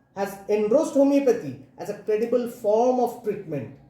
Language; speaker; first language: English; non-native, local second language; Bangla